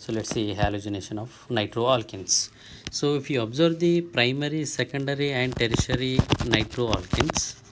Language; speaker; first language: English; non-native, local second language; Telugu